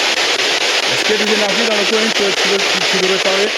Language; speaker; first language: French; native; French